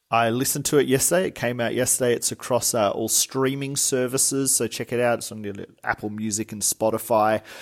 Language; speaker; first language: English; native; English